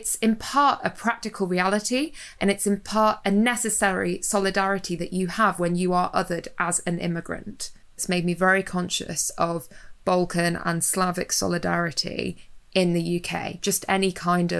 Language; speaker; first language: English; native; English